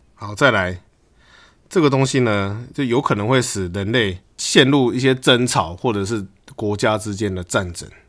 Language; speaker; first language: Chinese; native; Chinese